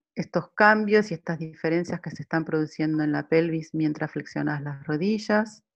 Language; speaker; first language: Spanish; native; Spanish